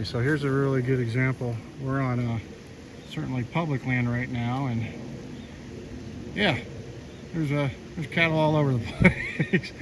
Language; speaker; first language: English; native; English